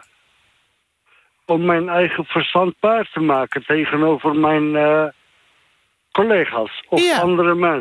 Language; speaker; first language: Dutch; non-native, fluent; Turkish